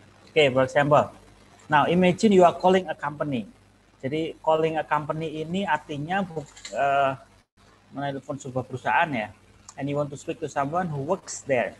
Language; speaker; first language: English; non-native, fluent; Indonesian